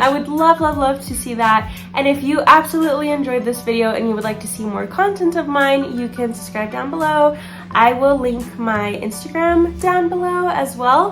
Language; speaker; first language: English; native; English